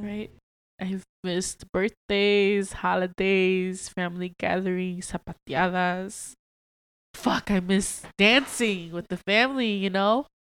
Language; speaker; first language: English; early bilingual, other home language; Spanish